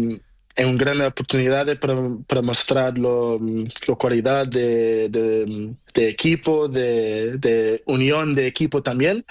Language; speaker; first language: Spanish; non-native, learner; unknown